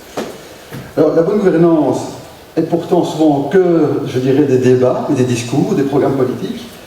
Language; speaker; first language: French; native; French